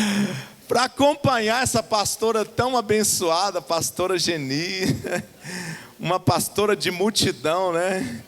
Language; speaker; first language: Portuguese; native; Portuguese